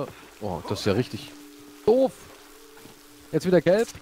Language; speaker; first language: German; native; German